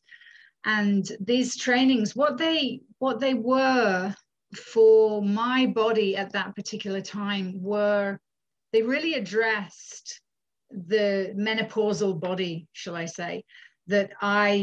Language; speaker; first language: English; native; English